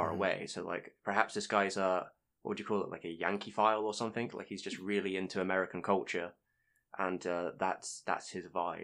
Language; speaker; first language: English; native; English